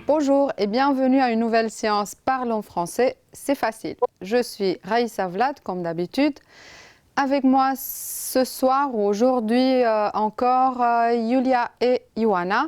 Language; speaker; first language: French; non-native, fluent; Romanian